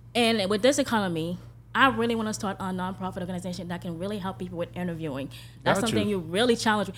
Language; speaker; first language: English; early bilingual, other home language; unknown